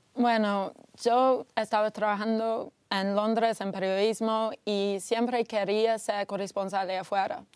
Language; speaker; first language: Spanish; non-native, fluent; English